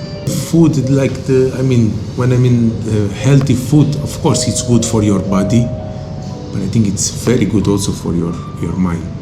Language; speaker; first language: English; non-native, local second language; Kabuverdianu